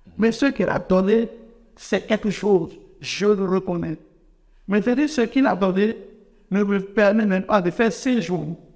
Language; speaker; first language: French; non-native, local second language; Fon